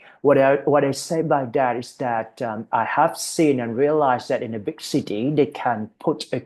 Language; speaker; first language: English; non-native, fluent; Thai